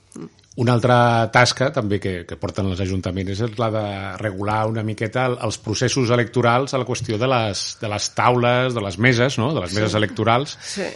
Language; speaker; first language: Catalan; native; Catalan